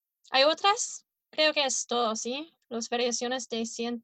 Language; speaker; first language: Spanish; non-native, learner; English